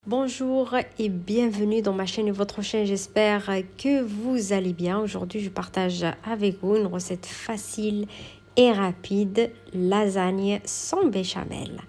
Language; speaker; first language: French; non-native, local second language; Arabic